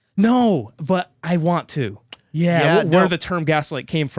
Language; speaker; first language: English; native; English